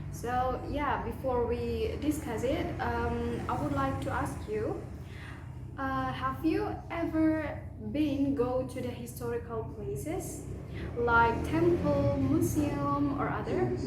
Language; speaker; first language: English; non-native, fluent; Indonesian